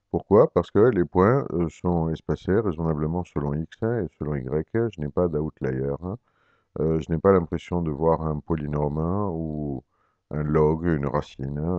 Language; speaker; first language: French; native; French